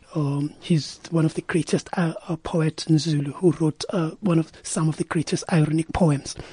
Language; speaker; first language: English; non-native, local second language; Zulu